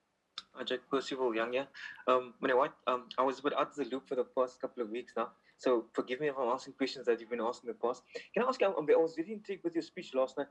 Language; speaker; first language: English; non-native, local second language; Afrikaans